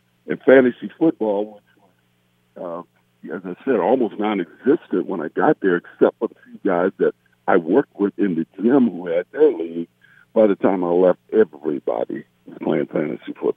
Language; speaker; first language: English; native; English